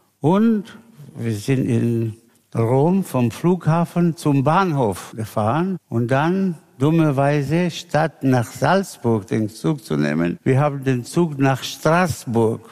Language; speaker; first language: German; non-native, fluent; Spanish